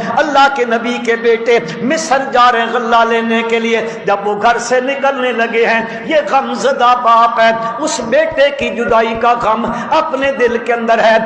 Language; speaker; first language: Urdu; non-native, local second language; Punjabi